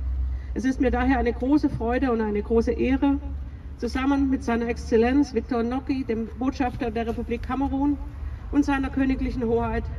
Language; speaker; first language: German; native; German